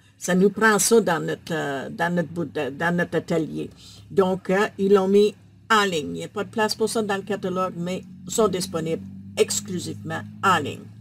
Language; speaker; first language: French; native; French